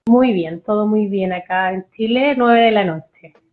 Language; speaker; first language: Spanish; native; Spanish